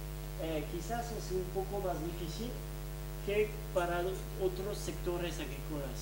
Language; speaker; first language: Spanish; non-native, fluent; French